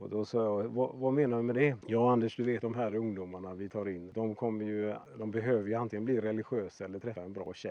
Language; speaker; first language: Swedish; native; Swedish